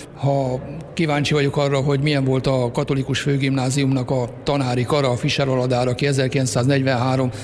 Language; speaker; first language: Hungarian; native; Hungarian